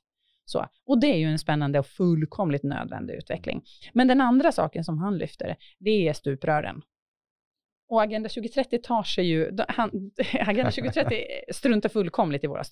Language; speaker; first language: Swedish; native; Swedish